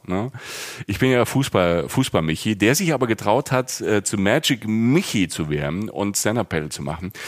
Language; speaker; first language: German; native; German